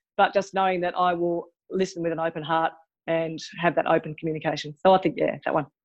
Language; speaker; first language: English; native; English